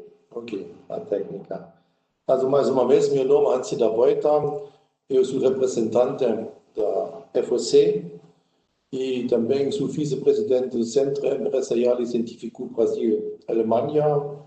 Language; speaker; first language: Portuguese; non-native, learner; German